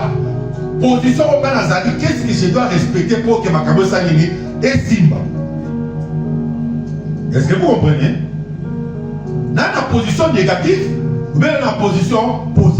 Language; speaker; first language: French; non-native, local second language; Lingala